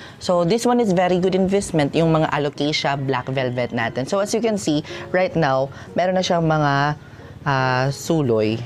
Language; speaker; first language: Filipino; non-native, local second language; Waray